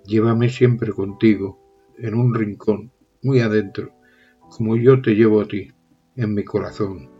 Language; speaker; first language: Spanish; non-native, local second language; Catalan